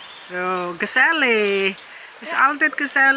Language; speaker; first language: Dutch; non-native, learner; Indonesian